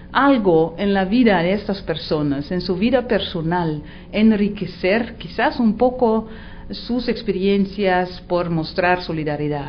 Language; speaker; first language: Spanish; non-native, fluent; Dutch